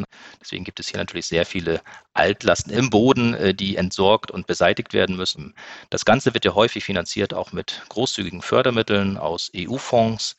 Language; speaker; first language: German; native; German